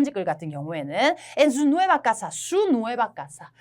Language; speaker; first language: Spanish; non-native, fluent; Korean